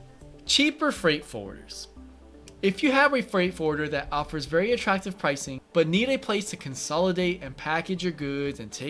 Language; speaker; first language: English; native; English